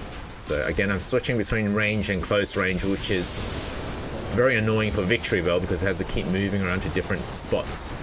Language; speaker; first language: English; native; English